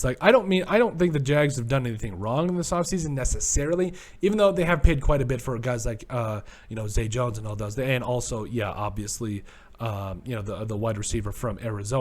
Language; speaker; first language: English; native; English